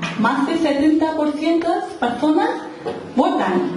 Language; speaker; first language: Spanish; non-native, local second language; Urdu